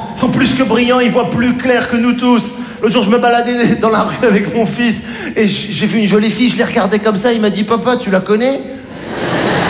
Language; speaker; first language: French; native; French